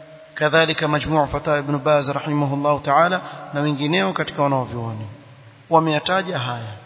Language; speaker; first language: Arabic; non-native, fluent; Swahili